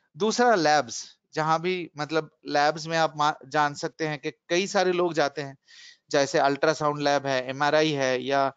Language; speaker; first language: Hindi; non-native, local second language; Bangla